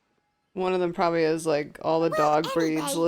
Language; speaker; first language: English; native; English